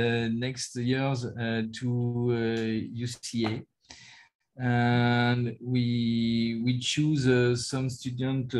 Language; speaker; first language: English; non-native, learner; French